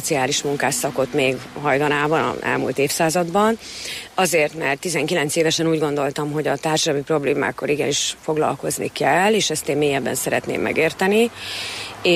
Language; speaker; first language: Hungarian; native; Hungarian